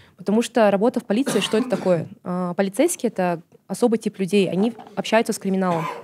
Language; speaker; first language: Russian; non-native, local second language; Kazakh